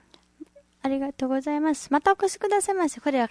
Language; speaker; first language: Japanese; non-native, learner; Nepali